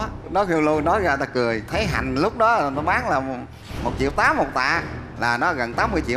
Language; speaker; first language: Vietnamese; native; Vietnamese